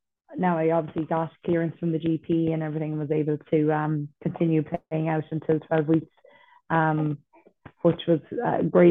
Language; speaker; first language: English; native; English